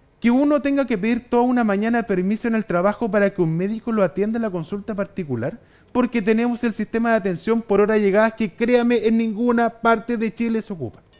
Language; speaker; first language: Spanish; native; Spanish